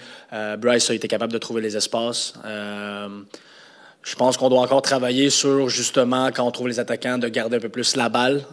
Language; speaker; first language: French; native; French